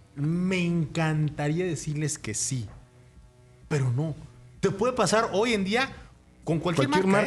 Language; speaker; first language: Spanish; native; Spanish